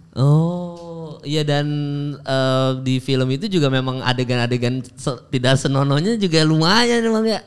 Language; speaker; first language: Indonesian; native; Indonesian